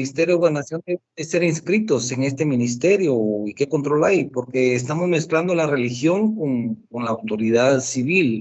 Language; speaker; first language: Spanish; native; Spanish